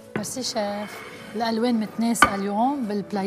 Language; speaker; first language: Arabic; native; Arabic